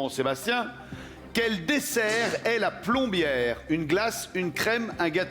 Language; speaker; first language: French; native; French